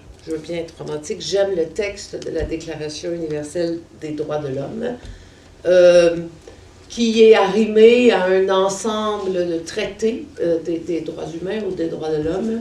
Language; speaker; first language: French; native; French